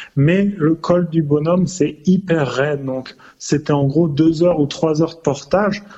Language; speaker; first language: French; native; French